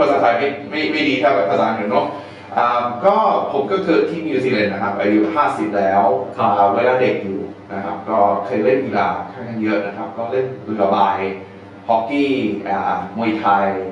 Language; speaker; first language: Thai; non-native, fluent; English